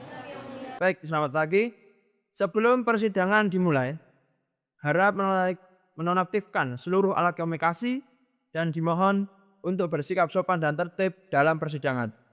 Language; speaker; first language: Indonesian; native; Indonesian